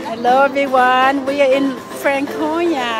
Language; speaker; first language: English; non-native, learner; Vietnamese